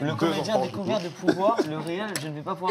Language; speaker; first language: French; native; French